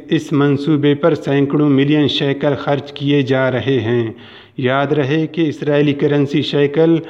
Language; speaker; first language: Urdu; non-native, local second language; Baluchi